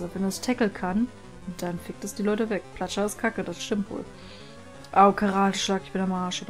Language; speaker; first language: German; native; German